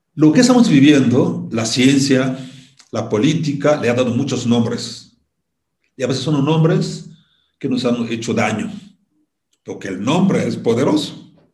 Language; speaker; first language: Spanish; non-native, fluent; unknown